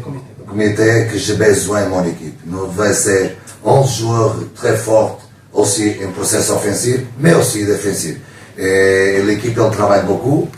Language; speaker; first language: French; non-native, learner; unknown